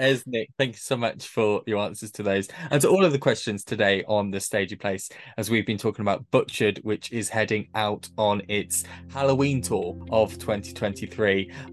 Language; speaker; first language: English; native; English